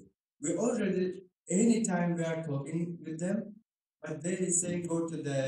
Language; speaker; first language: English; non-native, learner; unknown